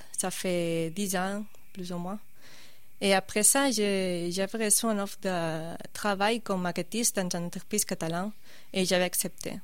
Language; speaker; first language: French; non-native, fluent; Spanish